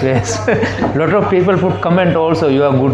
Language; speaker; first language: English; non-native, fluent; Sinhala